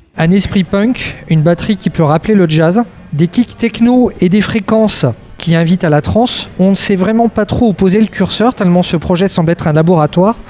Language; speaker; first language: French; native; French